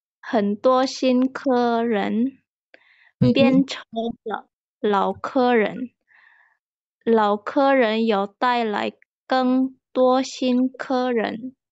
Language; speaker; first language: Chinese; non-native, learner; Indonesian